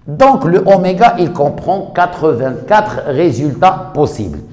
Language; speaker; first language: French; non-native, local second language; Arabic